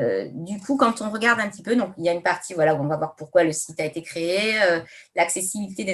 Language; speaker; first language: French; native; French